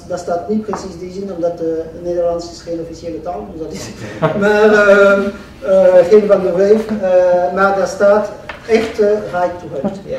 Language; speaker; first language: Dutch; non-native, local second language; French